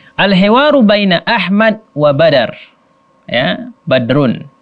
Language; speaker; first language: Arabic; non-native, fluent; Indonesian